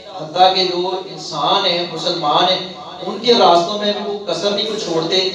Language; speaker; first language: Urdu; non-native, local second language; Punjabi